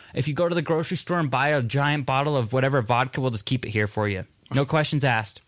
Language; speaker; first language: English; native; English